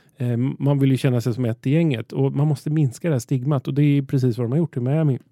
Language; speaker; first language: Swedish; native; Swedish